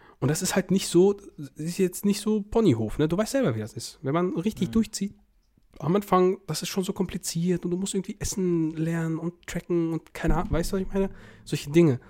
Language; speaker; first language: German; early bilingual, other home language; Russian